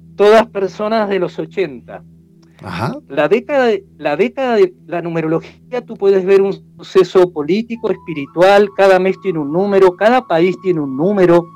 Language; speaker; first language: Spanish; native; Spanish